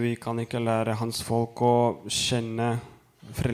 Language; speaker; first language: Norwegian; non-native, fluent; Lithuanian